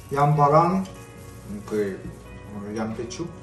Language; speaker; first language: Korean; non-native, learner; Russian